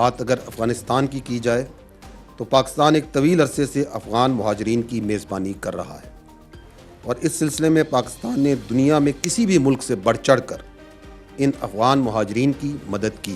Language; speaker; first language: Urdu; native; Urdu